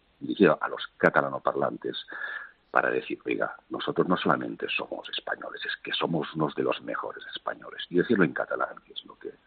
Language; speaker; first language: Spanish; non-native, local second language; Catalan